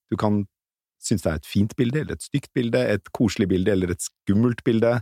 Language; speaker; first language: Norwegian; native; Norwegian